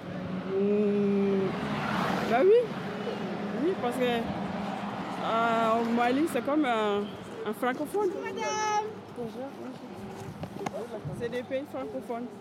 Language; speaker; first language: French; non-native, learner; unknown